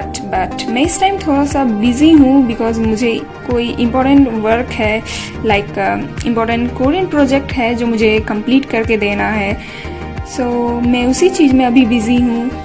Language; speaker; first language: Hindi; native; Hindi